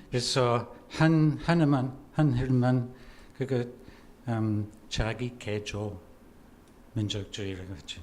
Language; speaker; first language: Korean; non-native, fluent; English